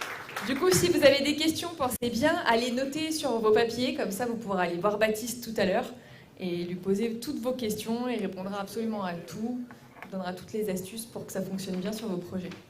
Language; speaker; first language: French; native; French